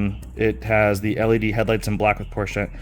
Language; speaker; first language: English; native; English